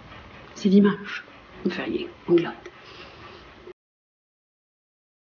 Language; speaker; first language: French; native; French